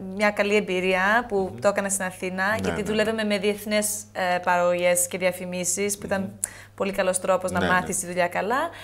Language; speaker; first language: Greek; early bilingual, heritage; Greek